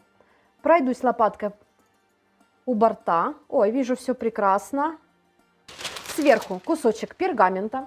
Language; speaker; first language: Russian; native; Russian